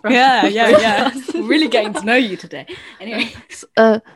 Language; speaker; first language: English; early bilingual, other home language; Cantonese